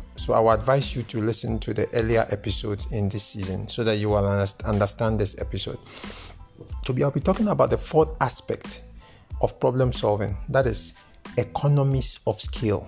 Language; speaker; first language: English; non-native, local second language; Akan